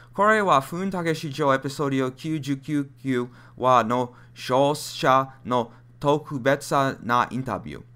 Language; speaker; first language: Japanese; non-native, learner; English